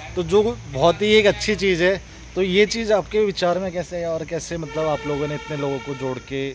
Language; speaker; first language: Hindi; native; Hindi